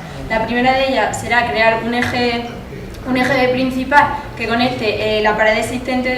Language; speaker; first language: Spanish; native; Spanish